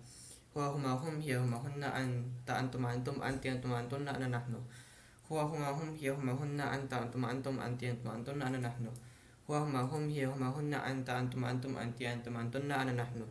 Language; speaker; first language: Arabic; non-native, learner; Filipino